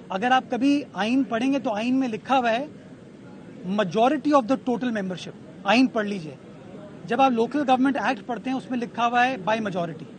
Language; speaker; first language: Urdu; native; Urdu